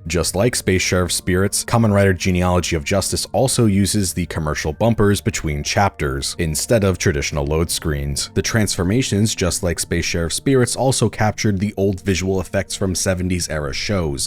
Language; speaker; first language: English; native; English